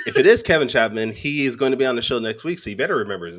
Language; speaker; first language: English; native; English